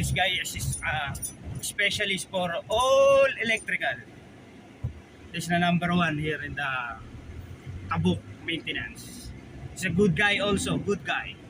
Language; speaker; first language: English; non-native, local second language; Filipino